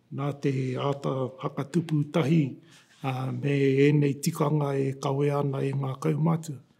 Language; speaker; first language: Māori; native; Māori